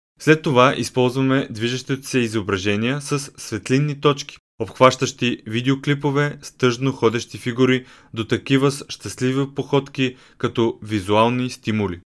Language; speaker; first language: Bulgarian; native; Bulgarian